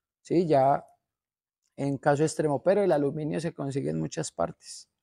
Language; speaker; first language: Spanish; native; Spanish